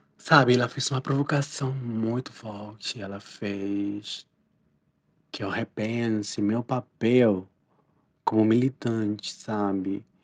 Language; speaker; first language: Portuguese; non-native, fluent; Spanish